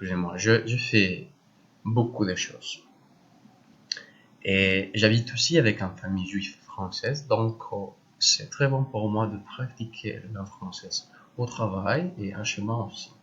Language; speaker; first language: French; non-native, learner; Spanish